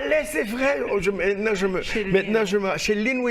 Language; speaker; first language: French; non-native, local second language; Haitian Creole